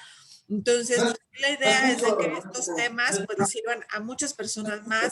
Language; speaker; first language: Spanish; native; Spanish